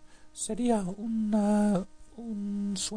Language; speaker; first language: Spanish; non-native, fluent; English